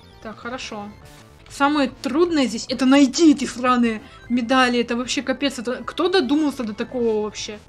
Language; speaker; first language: Russian; native; Russian